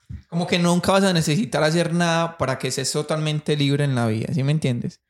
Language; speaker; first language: Spanish; native; Spanish